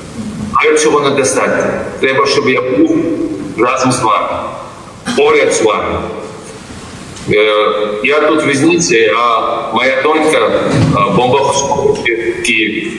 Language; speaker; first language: Ukrainian; non-native, fluent; Georgian